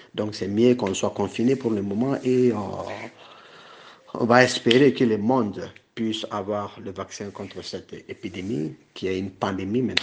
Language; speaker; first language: French; non-native, local second language; Bambara